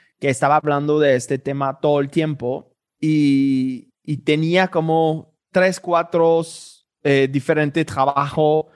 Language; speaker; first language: Spanish; non-native, fluent; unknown